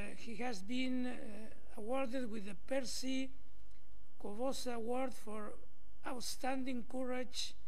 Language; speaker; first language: English; non-native, fluent; Spanish